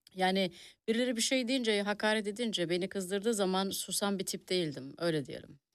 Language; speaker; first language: Turkish; early bilingual, heritage; Turkish